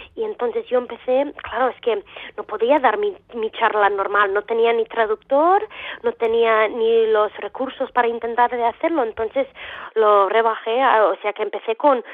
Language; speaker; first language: Spanish; non-native, fluent; English